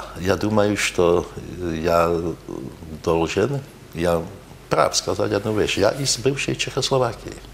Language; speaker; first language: Russian; non-native, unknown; Slovak